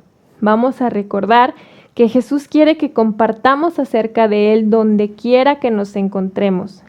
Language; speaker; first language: Spanish; native; Spanish